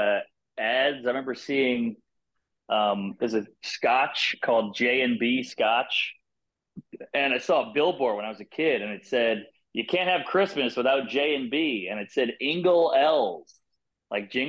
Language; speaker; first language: English; native; English